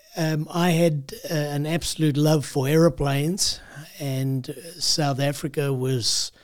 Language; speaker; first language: English; native; English